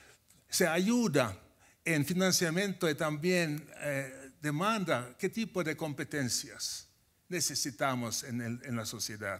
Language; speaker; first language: Spanish; non-native, fluent; Finnish